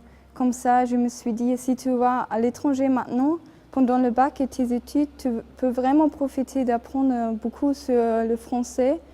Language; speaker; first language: French; non-native, fluent; German